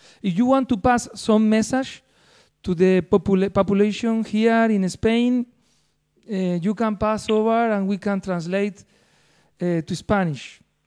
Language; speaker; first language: English; non-native, learner; Spanish